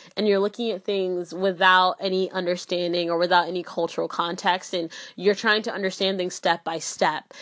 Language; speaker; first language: English; early bilingual, other home language; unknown